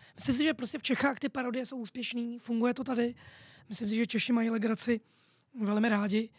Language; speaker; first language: Czech; native; Czech